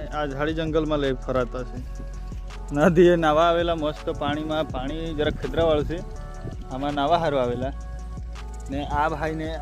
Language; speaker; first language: Gujarati; non-native, local second language; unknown